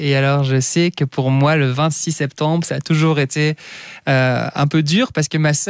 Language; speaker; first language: French; native; French